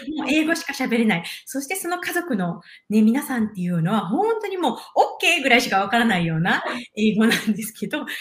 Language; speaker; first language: Japanese; native; Japanese